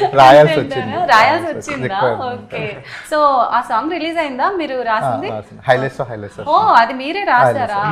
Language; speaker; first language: Telugu; native; Telugu